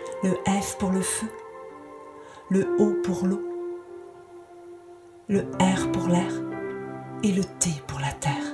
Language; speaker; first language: French; native; French